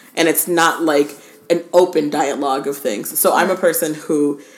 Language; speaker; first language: English; native; English